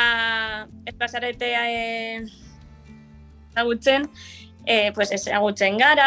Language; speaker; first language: Basque; non-native, local second language; Spanish